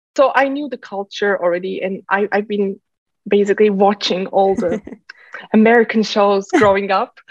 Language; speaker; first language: English; non-native, fluent; Turkish